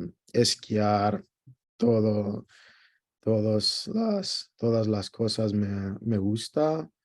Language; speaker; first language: Spanish; non-native, learner; Greek